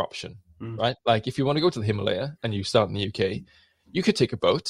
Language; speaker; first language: English; native; English